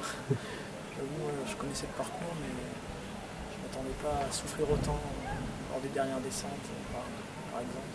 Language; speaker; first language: French; native; French